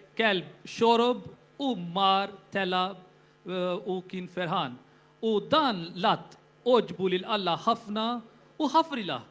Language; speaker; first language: Maltese; non-native, fluent; Urdu